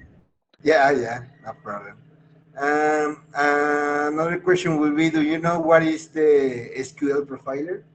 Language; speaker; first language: English; non-native, fluent; Spanish